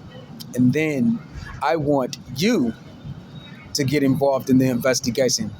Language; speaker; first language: English; native; English